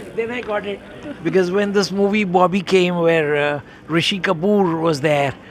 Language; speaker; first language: English; non-native, local second language; Bangla